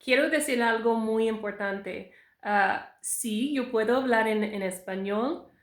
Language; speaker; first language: Spanish; non-native, learner; English